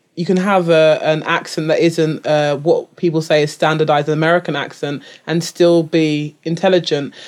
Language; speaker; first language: English; native; English